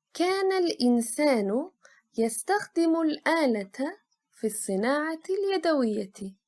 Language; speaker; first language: Arabic; non-native, fluent; Turkish